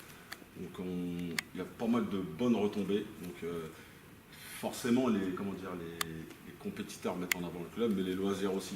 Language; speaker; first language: French; native; French